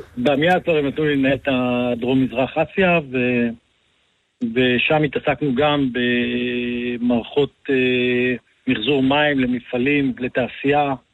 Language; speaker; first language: Hebrew; native; Hebrew